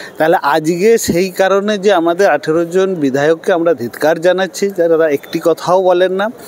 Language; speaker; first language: Bangla; non-native, local second language; Santali